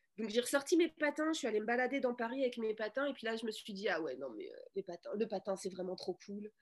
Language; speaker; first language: French; native; French